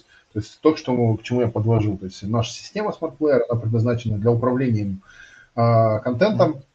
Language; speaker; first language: Russian; native; Russian